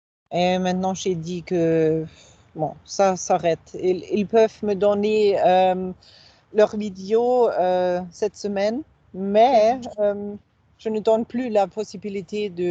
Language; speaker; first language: French; non-native, fluent; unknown